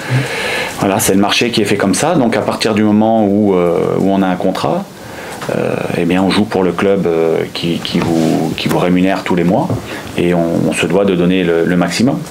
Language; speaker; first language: French; native; French